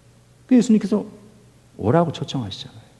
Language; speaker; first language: Korean; native; Korean